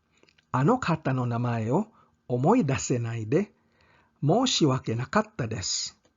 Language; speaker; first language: Japanese; non-native, fluent; English